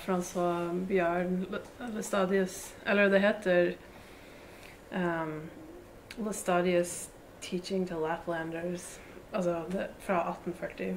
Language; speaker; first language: Norwegian; non-native, fluent; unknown